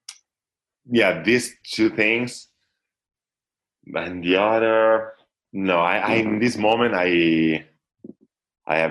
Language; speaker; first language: English; non-native, fluent; Italian